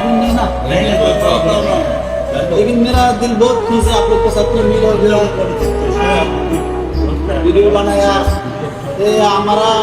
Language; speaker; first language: Hindi; non-native, learner; Bangla